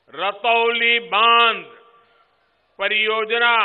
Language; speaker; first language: Hindi; non-native, local second language; Gujarati